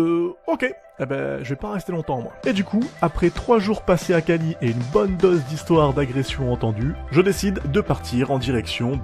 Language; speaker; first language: French; native; French